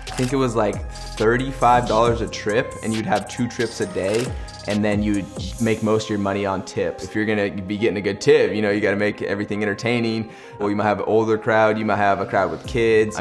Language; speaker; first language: English; native; English